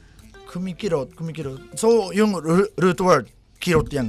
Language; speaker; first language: Filipino; non-native, learner; Japanese